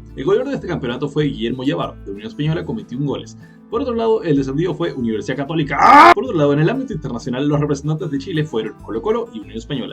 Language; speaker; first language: Spanish; native; Spanish